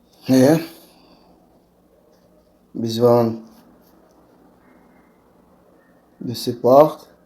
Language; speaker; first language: French; non-native, learner; Portuguese